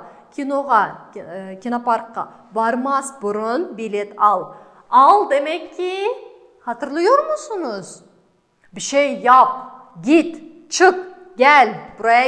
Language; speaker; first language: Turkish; non-native, fluent; Kazakh